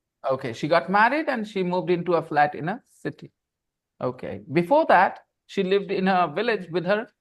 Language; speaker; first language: English; non-native, local second language; Hindi